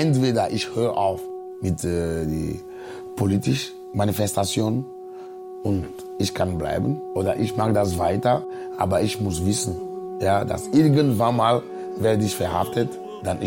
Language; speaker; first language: German; non-native, fluent; Ewe